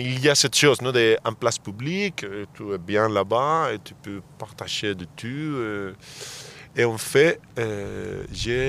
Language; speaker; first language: French; non-native, fluent; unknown